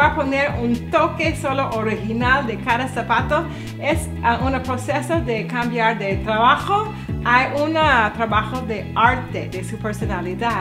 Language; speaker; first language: Spanish; non-native, learner; English